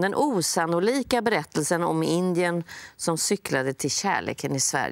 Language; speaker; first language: Swedish; native; Swedish